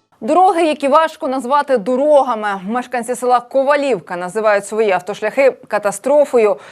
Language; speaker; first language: Ukrainian; native; Ukrainian